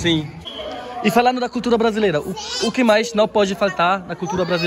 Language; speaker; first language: Portuguese; non-native, learner; German